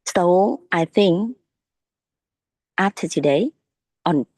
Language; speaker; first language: English; non-native, learner; Vietnamese